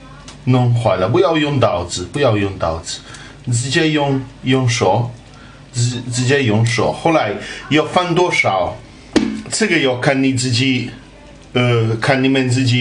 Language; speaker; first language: Chinese; non-native, fluent; Italian